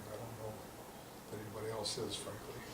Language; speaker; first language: English; native; English